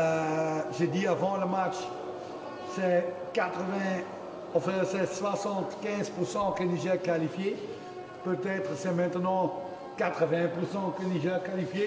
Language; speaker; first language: French; non-native, fluent; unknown